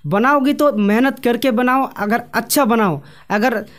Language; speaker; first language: Hindi; non-native, local second language; Bangla